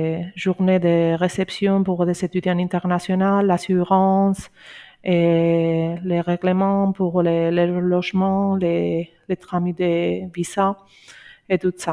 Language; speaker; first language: French; non-native, learner; Spanish